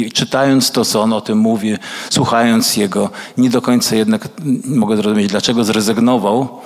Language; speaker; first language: Polish; early bilingual, other home language; Russian